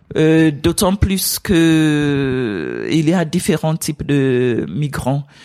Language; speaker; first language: French; non-native, fluent; English